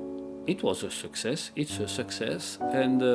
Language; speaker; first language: English; non-native, learner; French